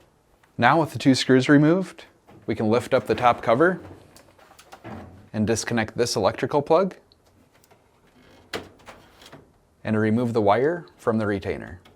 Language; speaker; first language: English; native; English